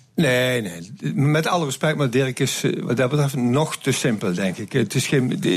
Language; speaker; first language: Dutch; native; Dutch